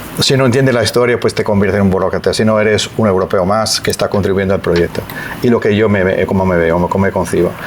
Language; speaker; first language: Spanish; non-native, fluent; Italian